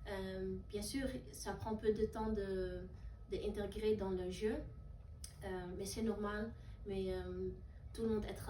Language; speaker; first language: French; non-native, learner; Dutch